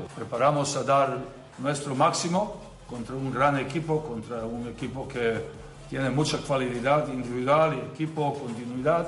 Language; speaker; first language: Spanish; non-native, learner; Serbian